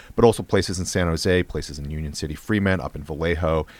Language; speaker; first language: English; native; English